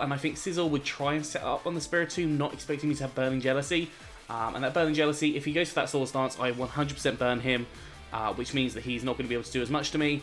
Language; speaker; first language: English; native; English